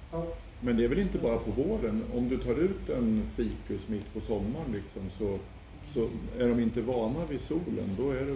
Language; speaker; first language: Swedish; native; Swedish